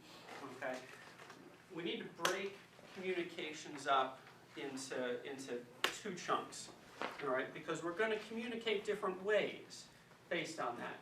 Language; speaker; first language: English; native; English